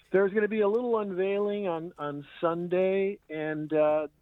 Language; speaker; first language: English; native; English